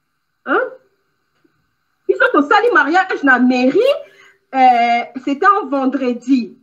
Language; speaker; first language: French; non-native, local second language; Lingala